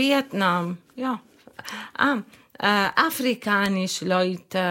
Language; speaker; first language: German; non-native, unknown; Arabic